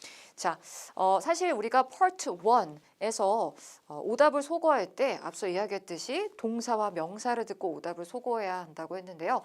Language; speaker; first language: Korean; native; Korean